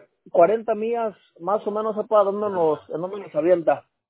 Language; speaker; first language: Spanish; early bilingual, heritage; Spanish